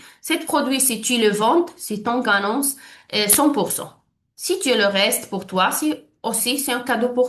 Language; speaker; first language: French; non-native, learner; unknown